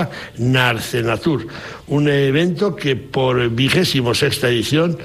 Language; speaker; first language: Spanish; native; Spanish